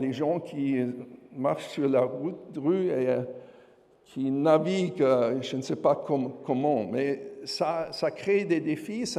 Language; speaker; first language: French; non-native, fluent; German